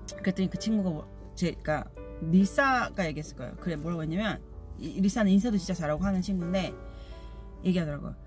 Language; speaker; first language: Korean; native; Korean